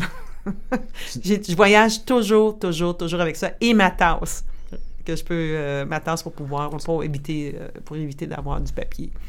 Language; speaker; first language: French; native; French